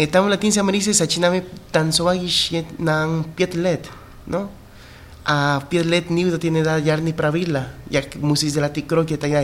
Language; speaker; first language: Czech; non-native, fluent; Spanish